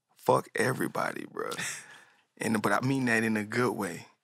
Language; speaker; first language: English; native; English